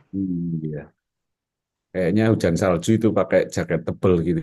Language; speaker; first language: Indonesian; native; Indonesian